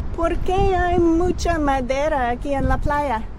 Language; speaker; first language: Spanish; non-native, learner; English